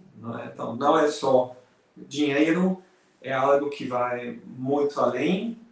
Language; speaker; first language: Portuguese; non-native, fluent; German